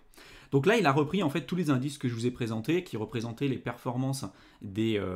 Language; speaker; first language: French; native; French